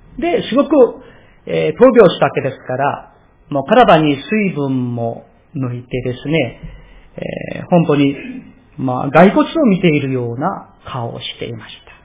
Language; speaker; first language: Japanese; non-native, fluent; Korean